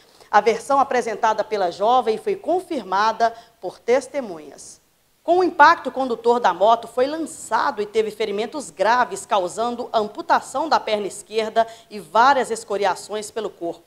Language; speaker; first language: Portuguese; native; Portuguese